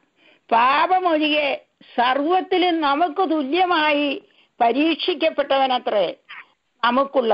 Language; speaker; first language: Malayalam; native; Malayalam